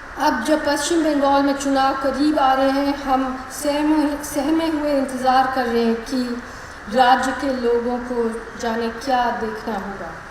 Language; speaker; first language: Hindi; non-native, local second language; English